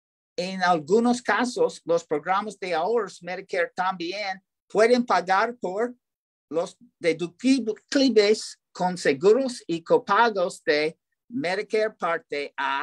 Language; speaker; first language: Spanish; non-native, learner; English